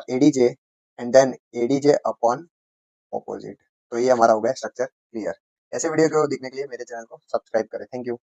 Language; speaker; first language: Hindi; non-native, local second language; Gujarati